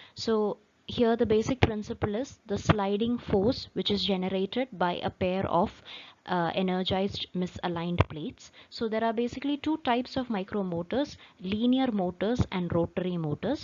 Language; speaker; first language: English; non-native, local second language; Malayalam